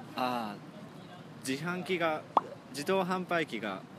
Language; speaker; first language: Japanese; non-native, fluent; Finnish